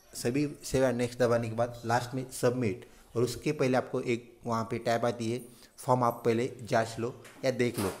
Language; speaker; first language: Hindi; non-native, local second language; Marathi